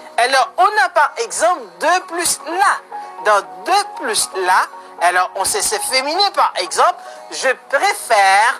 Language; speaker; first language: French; non-native, fluent; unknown